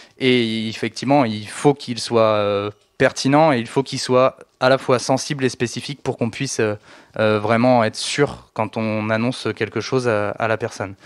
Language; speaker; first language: French; native; French